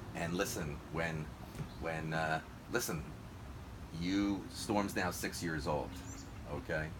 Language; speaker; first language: English; native; English